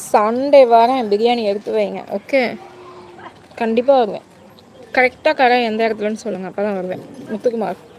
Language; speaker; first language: Tamil; non-native, local second language; Telugu